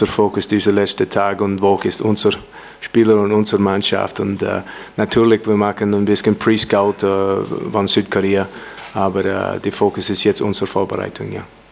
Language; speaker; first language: German; non-native, learner; English